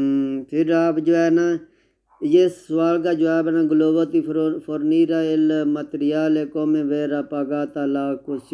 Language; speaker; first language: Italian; non-native, learner; Urdu